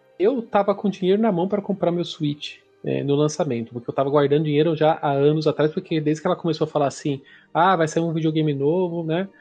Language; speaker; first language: Portuguese; native; Portuguese